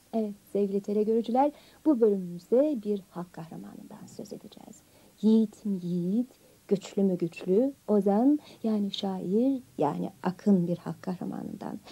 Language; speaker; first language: Turkish; native; Turkish